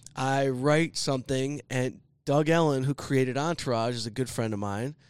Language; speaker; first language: English; native; English